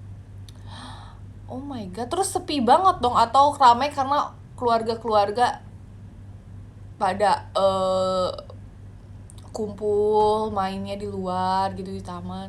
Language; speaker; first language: Indonesian; native; Indonesian